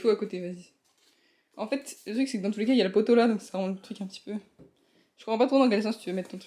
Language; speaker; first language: French; native; French